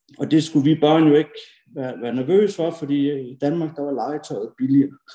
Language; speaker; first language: Danish; early bilingual, other home language; Norwegian